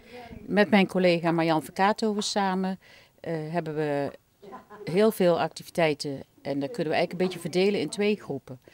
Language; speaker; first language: Dutch; native; Dutch